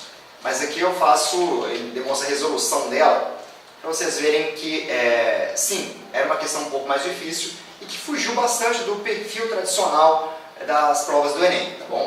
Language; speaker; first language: Portuguese; native; Portuguese